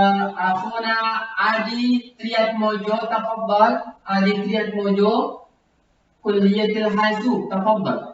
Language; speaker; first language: Arabic; non-native, fluent; Indonesian